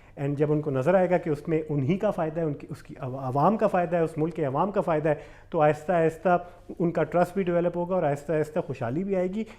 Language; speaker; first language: Urdu; non-native, local second language; Pashto